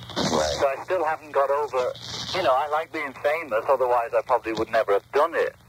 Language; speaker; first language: English; native; English